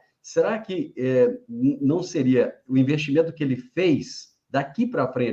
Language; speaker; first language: Portuguese; native; Portuguese